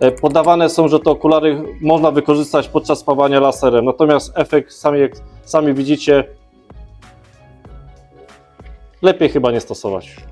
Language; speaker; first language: Polish; native; Polish